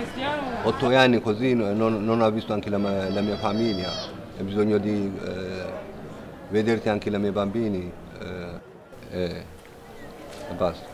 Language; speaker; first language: Italian; non-native, learner; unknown